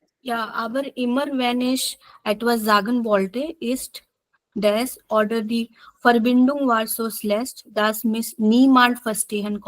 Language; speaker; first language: German; non-native, learner; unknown